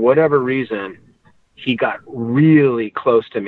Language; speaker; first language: English; native; English